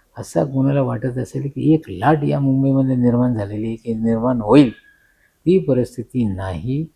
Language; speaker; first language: Marathi; non-native, local second language; Urdu